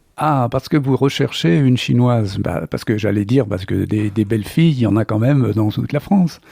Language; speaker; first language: French; native; French